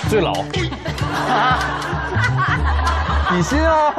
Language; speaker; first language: Chinese; native; Chinese